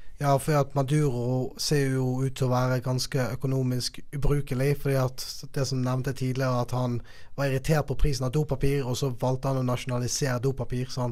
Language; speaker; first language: Norwegian; native; Norwegian